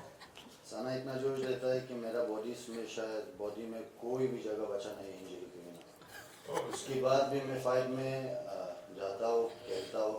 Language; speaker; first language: Hindi; non-native, fluent; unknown